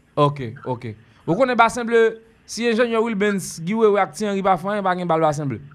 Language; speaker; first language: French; non-native, local second language; Haitian Creole